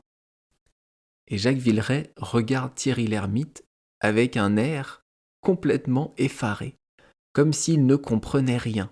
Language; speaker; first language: French; native; French